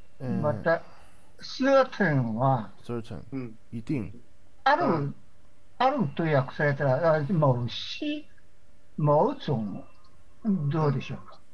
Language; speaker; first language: Japanese; non-native, fluent; Chinese